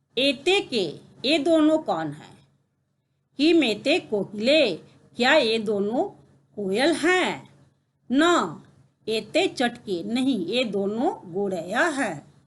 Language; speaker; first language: Hindi; native; Hindi